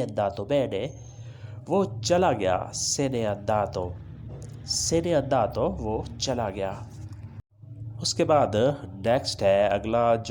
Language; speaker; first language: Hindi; non-native, local second language; Punjabi